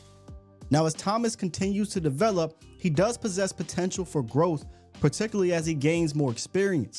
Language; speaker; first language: English; native; English